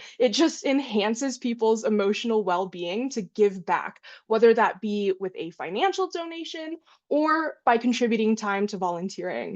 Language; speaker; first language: English; native; English